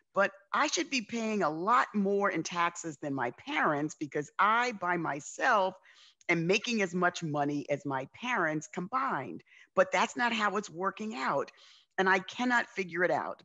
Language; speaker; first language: English; native; English